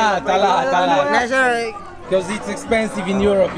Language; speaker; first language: English; non-native, learner; Polish